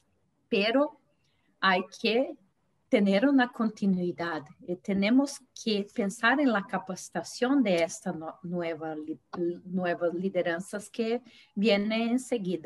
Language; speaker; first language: Spanish; non-native, fluent; Portuguese